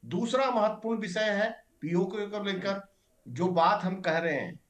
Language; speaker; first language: Hindi; native; Hindi